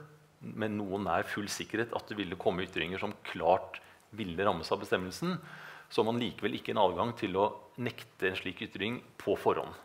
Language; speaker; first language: Norwegian; native; Norwegian